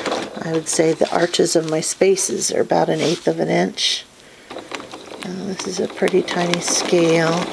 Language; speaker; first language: English; native; English